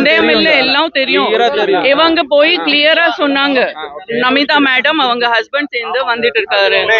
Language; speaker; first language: Tamil; non-native, learner; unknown